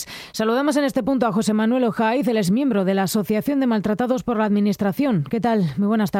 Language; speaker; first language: Spanish; native; Spanish